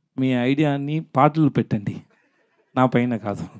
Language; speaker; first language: Telugu; non-native, learner; Tamil